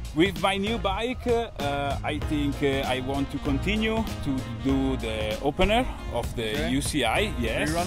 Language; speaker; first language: English; non-native, learner; Italian